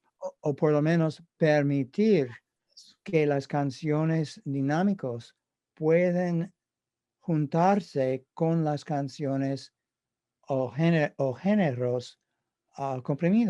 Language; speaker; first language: Spanish; non-native, fluent; English